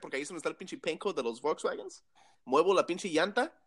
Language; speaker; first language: Spanish; early bilingual, heritage; Spanish